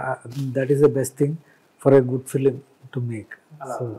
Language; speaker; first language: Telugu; non-native, learner; Malayalam